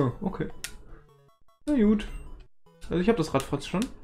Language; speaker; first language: German; native; German